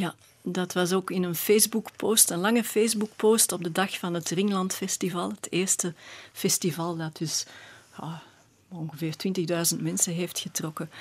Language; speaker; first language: Dutch; native; Dutch